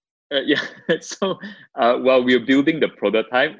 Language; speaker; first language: English; non-native, local second language; Chinese